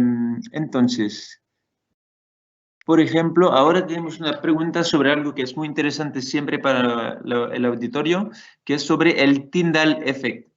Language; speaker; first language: Spanish; non-native, fluent; Portuguese